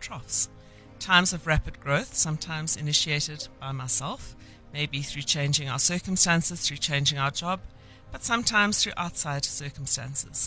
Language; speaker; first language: English; native; English